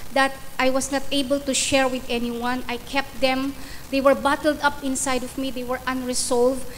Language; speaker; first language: English; non-native, local second language; Iloko